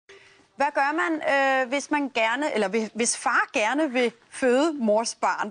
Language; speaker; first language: Danish; native; Danish